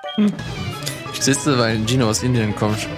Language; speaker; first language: German; native; German